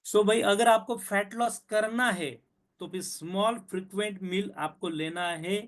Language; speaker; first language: Hindi; non-native, local second language; Marathi